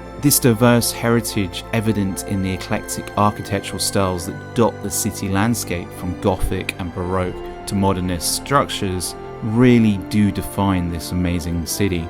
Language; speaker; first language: English; native; English